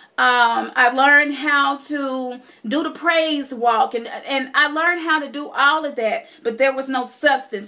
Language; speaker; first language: English; native; English